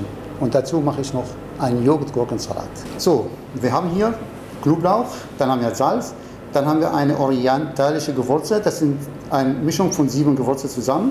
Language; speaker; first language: German; non-native, fluent; Arabic